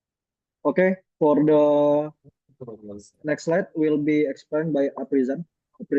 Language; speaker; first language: English; non-native, learner; Indonesian